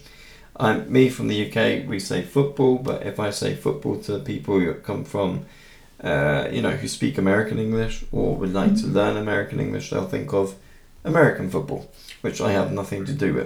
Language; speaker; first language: English; native; English